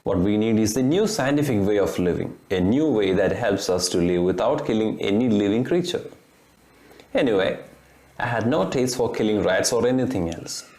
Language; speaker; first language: English; non-native, local second language; Malayalam